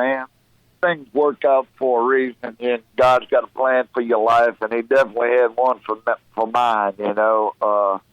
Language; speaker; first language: English; native; English